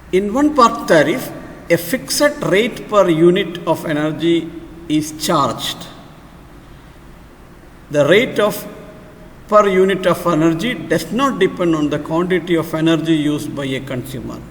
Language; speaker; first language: English; non-native, local second language; Malayalam